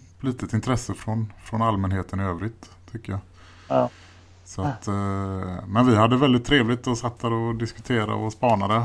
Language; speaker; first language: Swedish; native; Swedish